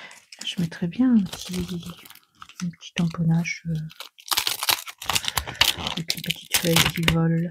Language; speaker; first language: French; native; French